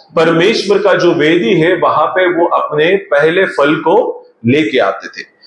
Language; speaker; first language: Hindi; non-native, local second language; Marathi